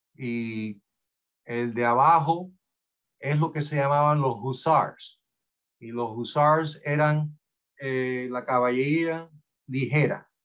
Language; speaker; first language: Spanish; early bilingual, heritage; Spanish